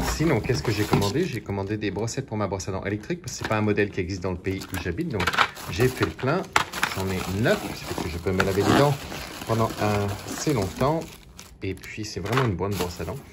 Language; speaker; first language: French; native; French